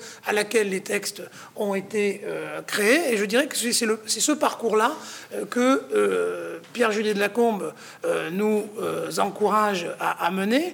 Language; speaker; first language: French; native; French